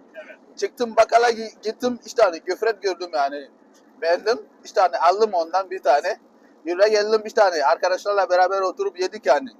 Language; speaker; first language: Turkish; non-native, fluent; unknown